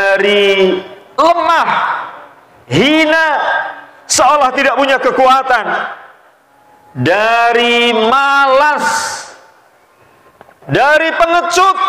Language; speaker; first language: Indonesian; native; Indonesian